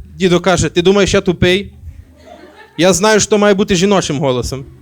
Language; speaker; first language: Ukrainian; native; Ukrainian